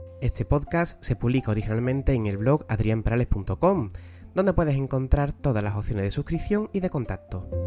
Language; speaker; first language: Spanish; native; Spanish